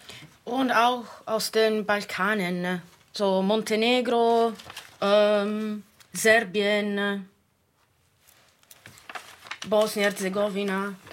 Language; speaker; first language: German; non-native, fluent; Italian